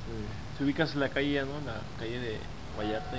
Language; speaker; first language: Spanish; native; Spanish